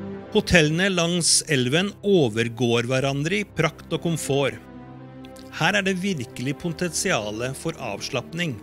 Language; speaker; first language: Norwegian; native; Norwegian